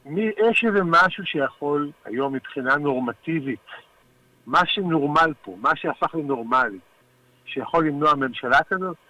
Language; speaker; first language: Hebrew; native; Hebrew